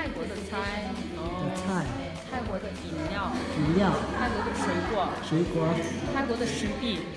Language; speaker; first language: Chinese; non-native, learner; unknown